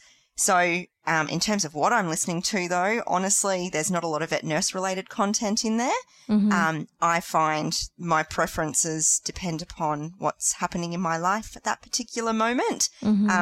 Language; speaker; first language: English; native; English